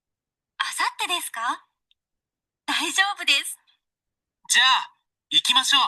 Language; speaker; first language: Japanese; non-native, learner; Sinhala